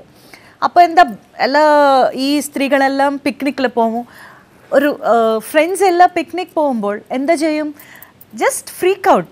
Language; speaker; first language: Malayalam; non-native, fluent; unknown